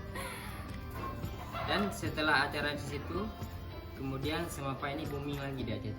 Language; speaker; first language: Indonesian; non-native, local second language; Achinese